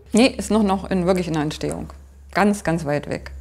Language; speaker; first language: German; native; German